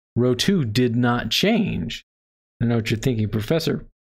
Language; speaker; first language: English; native; English